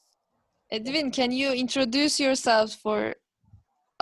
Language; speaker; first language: English; non-native, fluent; Turkish